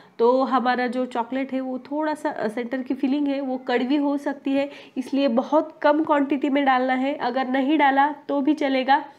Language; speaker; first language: Hindi; non-native, local second language; Marathi